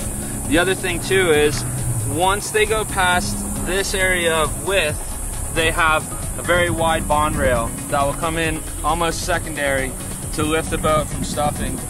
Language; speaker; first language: English; native; English